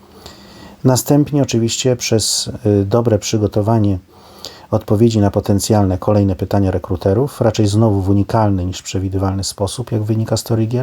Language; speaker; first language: Polish; native; Polish